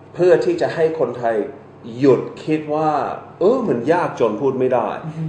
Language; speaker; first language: Thai; non-native, fluent; English